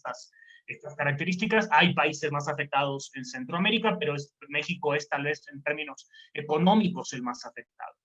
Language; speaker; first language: Spanish; native; Spanish